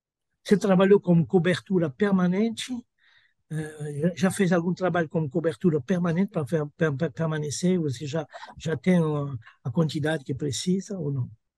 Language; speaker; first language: Portuguese; non-native, fluent; French